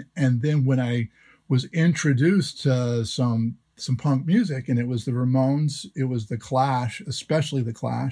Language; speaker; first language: English; native; English